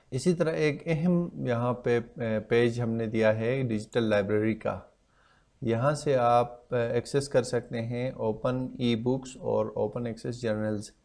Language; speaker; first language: Urdu; non-native, local second language; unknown